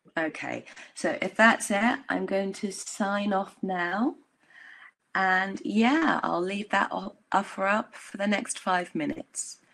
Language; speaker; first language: English; native; English